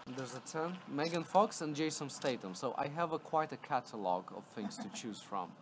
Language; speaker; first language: English; non-native, fluent; Latvian